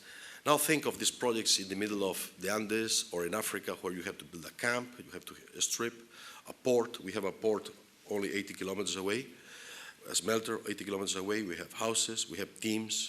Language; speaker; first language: English; non-native, fluent; Spanish